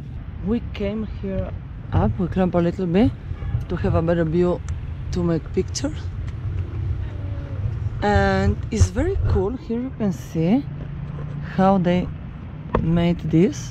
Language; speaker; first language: English; non-native, fluent; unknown